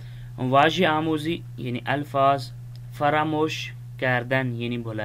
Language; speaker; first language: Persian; non-native, fluent; Urdu